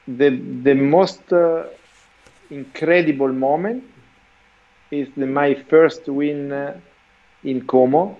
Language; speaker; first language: English; non-native, learner; Italian